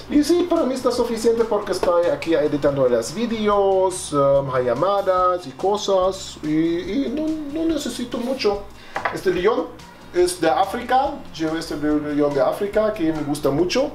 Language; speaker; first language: Spanish; non-native, fluent; German